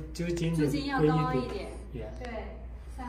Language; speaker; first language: Chinese; native; Chinese